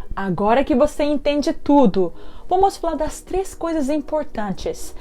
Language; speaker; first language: Portuguese; early bilingual, heritage; Japanese